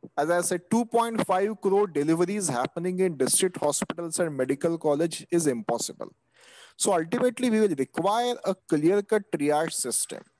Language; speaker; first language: English; non-native, local second language; Marathi